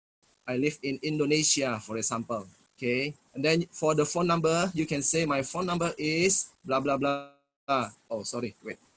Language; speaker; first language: English; non-native, fluent; Indonesian